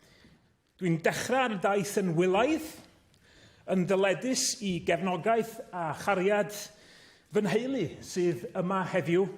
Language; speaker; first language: Welsh; native; Welsh